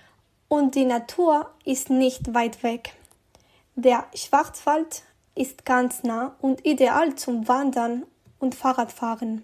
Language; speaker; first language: German; non-native, learner; Spanish